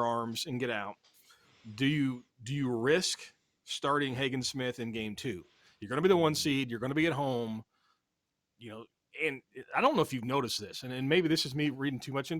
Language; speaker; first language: English; native; English